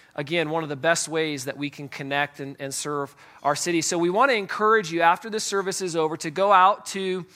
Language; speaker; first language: English; native; English